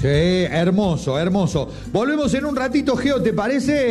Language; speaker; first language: Spanish; native; Spanish